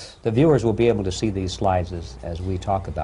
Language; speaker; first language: English; native; English